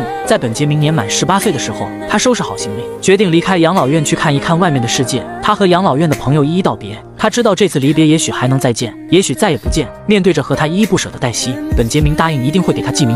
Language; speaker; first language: Chinese; native; Chinese